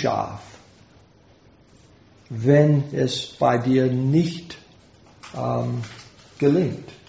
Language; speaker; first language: German; non-native, fluent; English